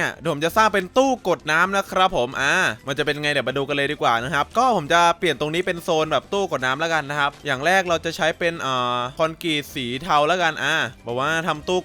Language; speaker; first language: Thai; native; Thai